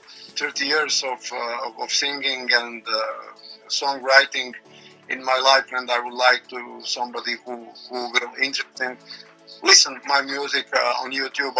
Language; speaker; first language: English; non-native, learner; Croatian